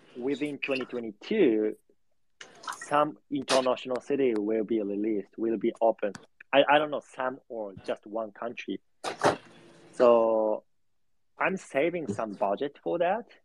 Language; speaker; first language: English; non-native, learner; Japanese